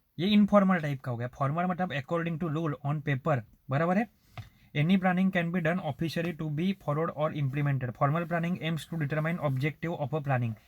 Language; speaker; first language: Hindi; non-native, local second language; Marathi